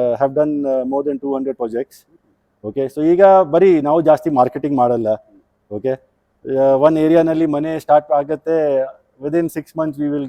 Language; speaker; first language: Kannada; non-native, local second language; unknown